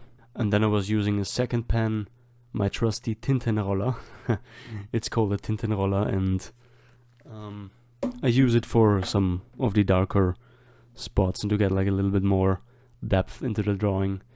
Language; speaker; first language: English; non-native, fluent; German